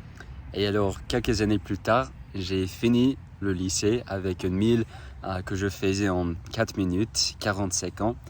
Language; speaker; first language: French; non-native, fluent; English